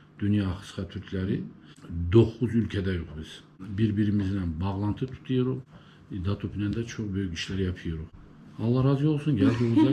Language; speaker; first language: Turkish; early bilingual, heritage; Turkish